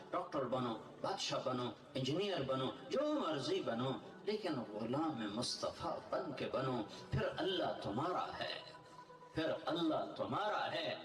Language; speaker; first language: Urdu; non-native, local second language; Punjabi